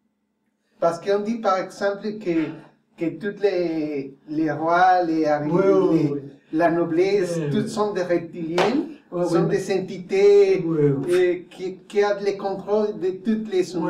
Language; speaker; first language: French; non-native, fluent; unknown